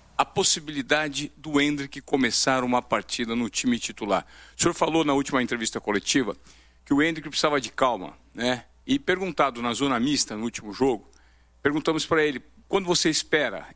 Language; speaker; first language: Portuguese; native; Portuguese